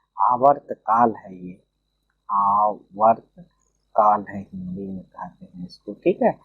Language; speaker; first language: Hindi; native; Hindi